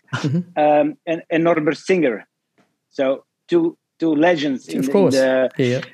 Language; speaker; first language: English; non-native, fluent; Dutch